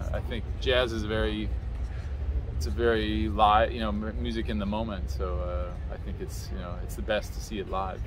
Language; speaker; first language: English; native; English